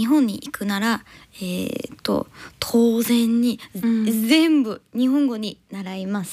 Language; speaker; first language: Japanese; non-native, learner; English